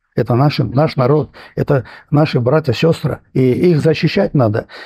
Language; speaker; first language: Russian; non-native, local second language; Armenian